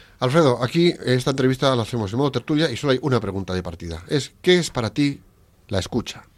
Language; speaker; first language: Spanish; native; Spanish